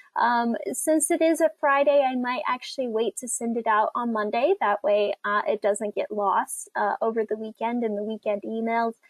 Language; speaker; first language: English; native; English